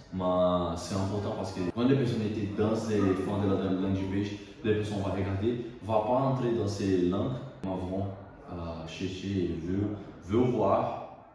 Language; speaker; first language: French; non-native, learner; Portuguese